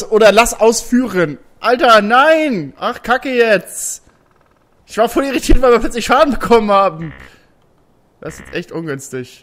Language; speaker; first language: German; native; German